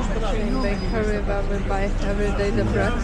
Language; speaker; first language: English; non-native, learner; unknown